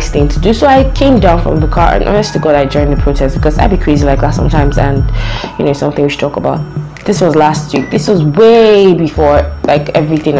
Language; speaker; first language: English; non-native, local second language; Yoruba